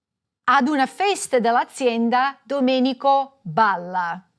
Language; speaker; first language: Italian; non-native, fluent; English